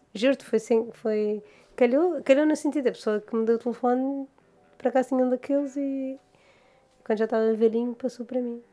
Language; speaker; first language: Portuguese; native; Portuguese